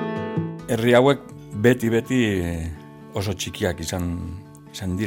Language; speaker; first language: Basque; non-native, local second language; Spanish